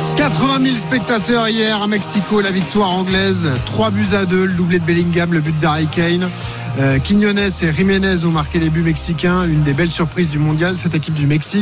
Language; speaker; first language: French; native; French